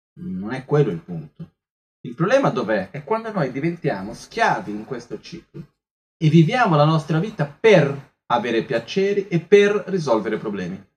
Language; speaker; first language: Italian; non-native, fluent; Portuguese